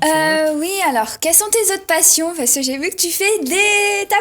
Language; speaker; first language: French; native; French